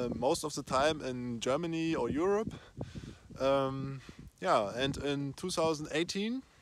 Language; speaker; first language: English; non-native, fluent; German